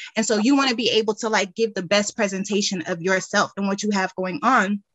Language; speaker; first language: English; native; English